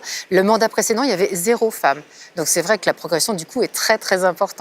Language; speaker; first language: French; native; French